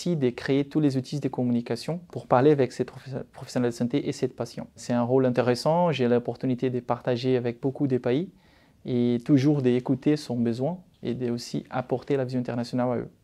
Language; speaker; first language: French; non-native, fluent; Portuguese